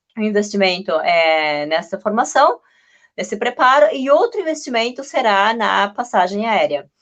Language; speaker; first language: Portuguese; native; Portuguese